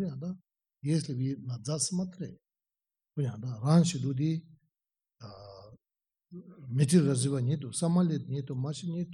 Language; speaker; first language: Russian; non-native, learner; Tibetan